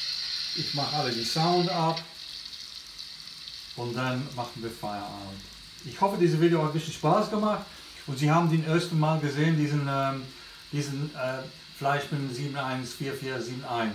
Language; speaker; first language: German; non-native, learner; English